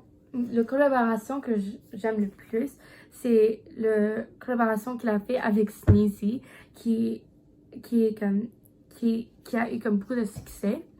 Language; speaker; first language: French; non-native, learner; English